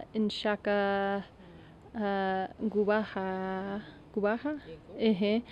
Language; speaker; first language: Kinyarwanda; non-native, learner; English